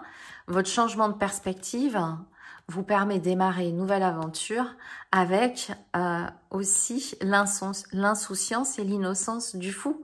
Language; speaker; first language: French; native; French